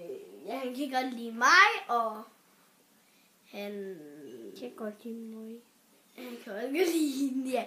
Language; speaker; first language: Danish; early bilingual, other home language; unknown